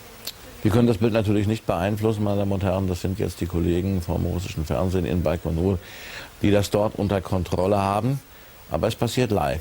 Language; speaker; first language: German; native; German